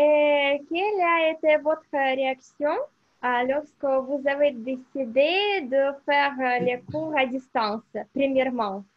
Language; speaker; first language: French; non-native, learner; Russian